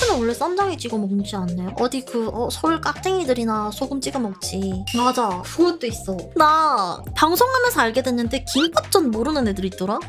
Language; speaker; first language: Korean; native; Korean